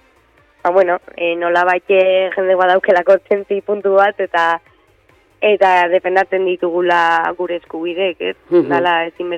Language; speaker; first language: Basque; native; Basque